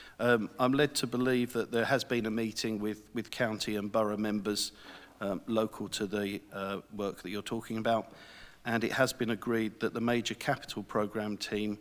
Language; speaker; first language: English; native; English